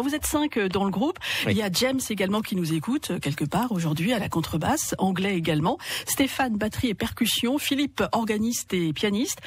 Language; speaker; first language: French; native; French